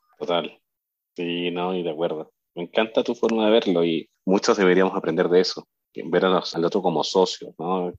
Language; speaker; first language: Spanish; native; Spanish